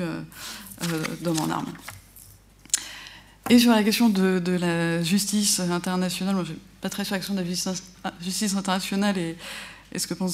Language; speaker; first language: French; native; French